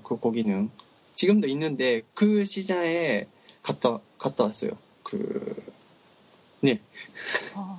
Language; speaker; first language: Korean; non-native, learner; Japanese